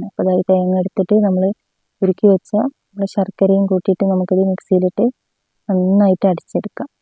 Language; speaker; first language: Malayalam; native; Malayalam